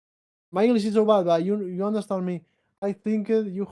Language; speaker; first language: English; non-native, learner; Portuguese